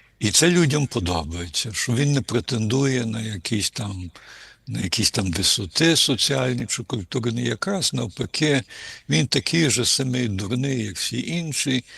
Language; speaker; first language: Ukrainian; early bilingual, heritage; Ukrainian